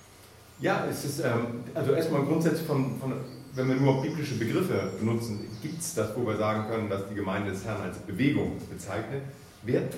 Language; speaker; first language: German; native; German